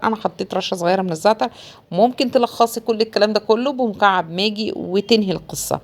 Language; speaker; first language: Arabic; native; Arabic